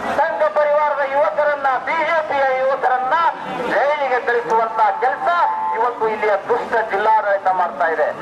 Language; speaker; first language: Kannada; native; Kannada